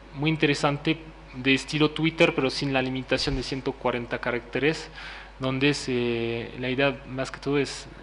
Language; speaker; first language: Spanish; non-native, fluent; French